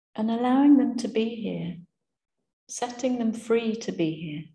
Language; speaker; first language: English; native; English